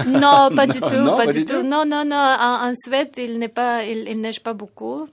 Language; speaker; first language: French; non-native, fluent; Tajik